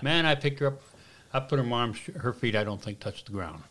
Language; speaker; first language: English; native; English